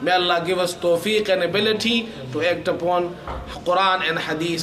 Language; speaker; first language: English; non-native, local second language; Urdu